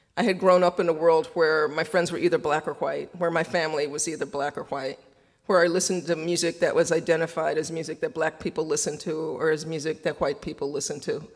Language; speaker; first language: English; native; English